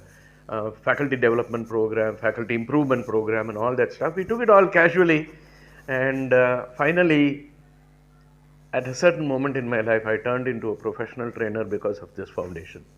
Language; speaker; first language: English; non-native, local second language; Tamil